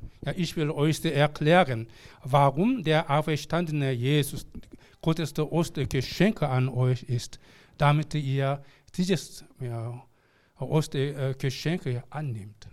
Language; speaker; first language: German; non-native, learner; Korean